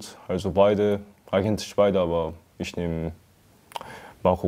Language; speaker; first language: German; non-native, learner; Korean